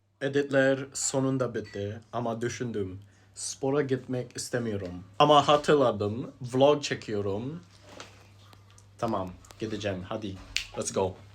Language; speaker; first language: Turkish; early bilingual, heritage; Turkish